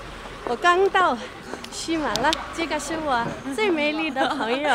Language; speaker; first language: Chinese; non-native, fluent; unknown